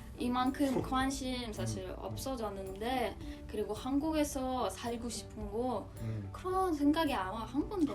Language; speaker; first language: Korean; non-native, learner; Russian